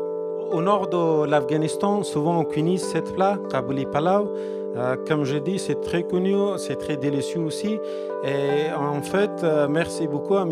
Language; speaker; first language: French; non-native, learner; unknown